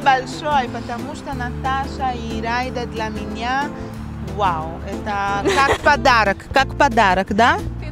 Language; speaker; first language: Russian; non-native, learner; Portuguese